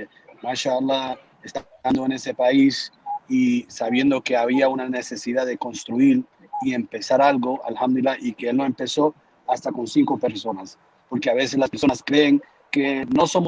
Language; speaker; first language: Spanish; early bilingual, heritage; Spanish